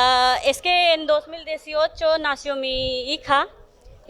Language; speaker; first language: Spanish; non-native, learner; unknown